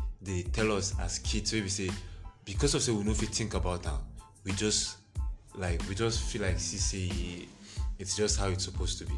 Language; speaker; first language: English; non-native, local second language; Igbo